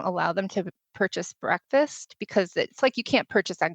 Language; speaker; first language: English; native; English